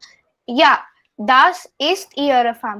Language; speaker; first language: German; non-native, learner; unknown